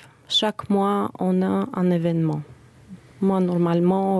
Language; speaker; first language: French; non-native, fluent; Bulgarian